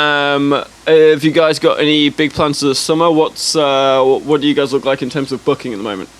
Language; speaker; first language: English; native; English